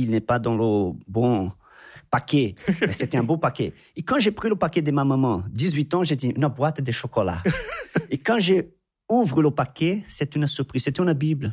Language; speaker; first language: French; non-native, fluent; Portuguese